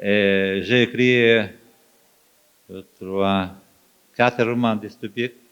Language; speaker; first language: French; non-native, fluent; Ukrainian